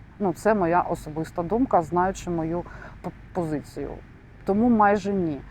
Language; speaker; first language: Ukrainian; non-native, local second language; Russian